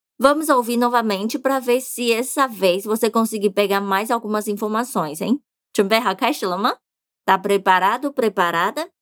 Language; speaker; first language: Portuguese; non-native, fluent; Chinese